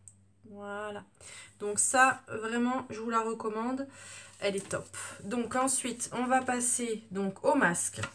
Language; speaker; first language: French; native; French